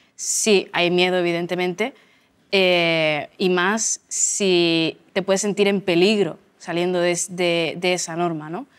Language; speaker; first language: Spanish; native; Spanish